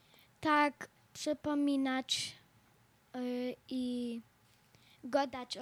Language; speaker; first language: Polish; early bilingual, heritage; Polish